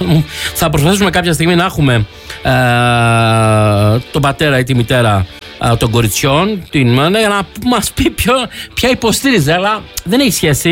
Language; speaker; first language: Greek; native; Greek